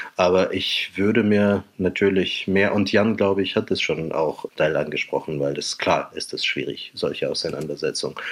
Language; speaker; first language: German; non-native, fluent; Russian